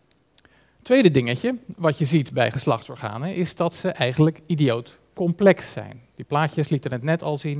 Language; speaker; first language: Dutch; native; Dutch